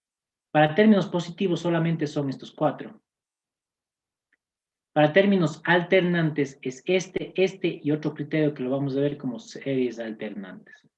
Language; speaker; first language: Spanish; native; Spanish